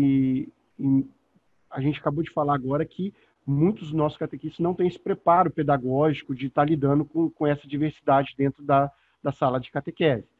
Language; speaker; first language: Portuguese; native; Portuguese